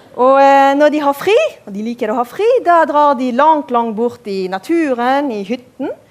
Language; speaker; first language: Norwegian; non-native, fluent; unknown